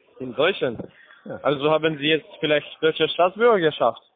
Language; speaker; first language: German; non-native, learner; Russian